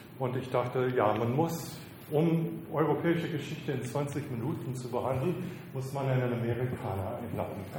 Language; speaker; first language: German; non-native, fluent; English